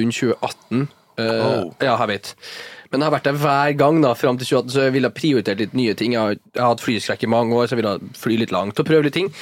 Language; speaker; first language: Norwegian; early bilingual, other home language; Albanian